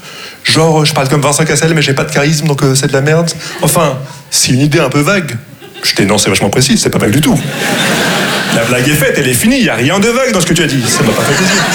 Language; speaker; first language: French; non-native, local second language; Arabic